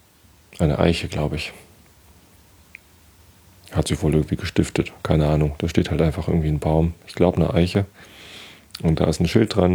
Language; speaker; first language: German; native; German